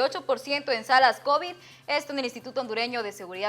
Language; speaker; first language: Spanish; native; Spanish